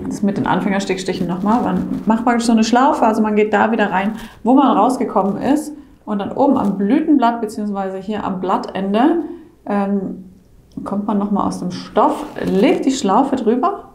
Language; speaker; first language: German; native; German